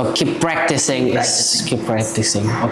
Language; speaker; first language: English; non-native, learner; Indonesian